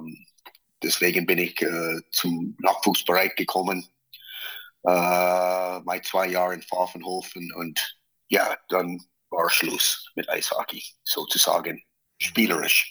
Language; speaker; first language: German; non-native, fluent; English